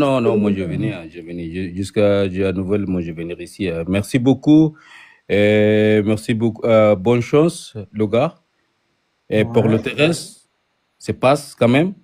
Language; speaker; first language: French; non-native, learner; Arabic